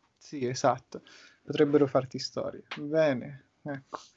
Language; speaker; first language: Italian; native; Italian